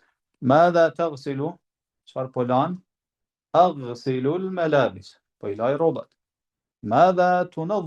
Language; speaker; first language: Arabic; non-native, fluent; Albanian